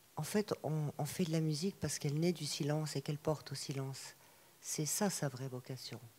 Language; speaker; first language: French; native; French